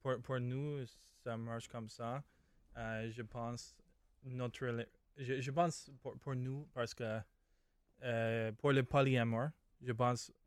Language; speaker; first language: French; non-native, learner; English